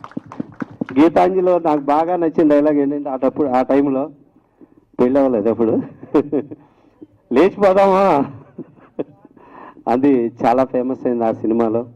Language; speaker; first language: Telugu; native; Telugu